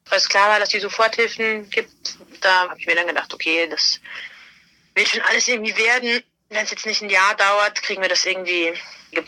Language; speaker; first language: German; native; German